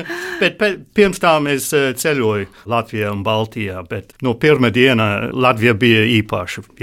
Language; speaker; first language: Latvian; non-native, learner; English